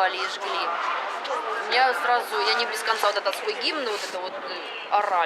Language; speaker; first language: Russian; native; Russian